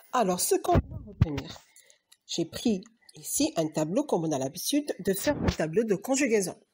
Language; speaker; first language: French; non-native, local second language; Arabic